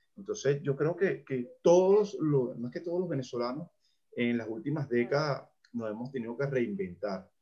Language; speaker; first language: Spanish; native; Spanish